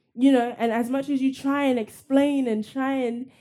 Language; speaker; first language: English; native; English